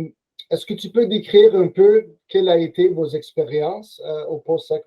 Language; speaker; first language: French; non-native, local second language; English